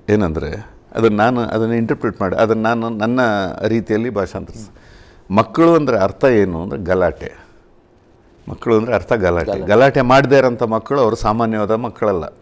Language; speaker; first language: Kannada; early bilingual, heritage; Kannada